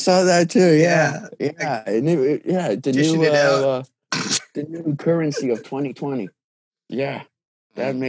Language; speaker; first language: English; early bilingual, other home language; Portuguese